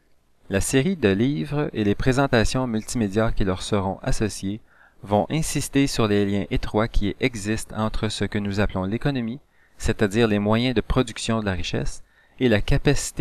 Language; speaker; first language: French; native; French